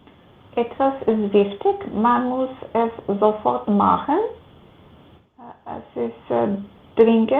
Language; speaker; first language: German; non-native, learner; Macedonian